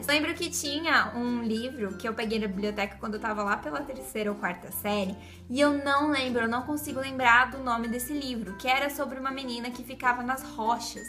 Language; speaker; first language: Portuguese; native; Portuguese